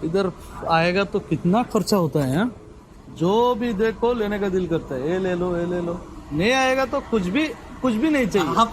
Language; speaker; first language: Hindi; non-native, learner; Bangla